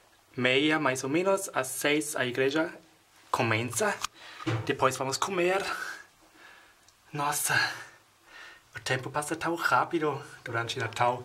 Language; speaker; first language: Portuguese; non-native, fluent; German